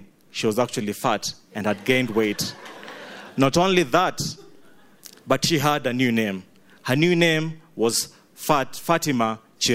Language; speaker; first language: English; non-native, local second language; Ganda